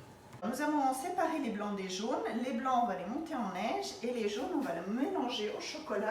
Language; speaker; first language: French; native; French